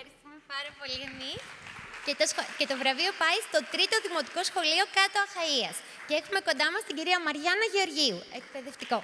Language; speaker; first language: Greek; native; Greek